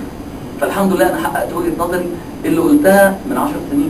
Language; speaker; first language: Arabic; native; Arabic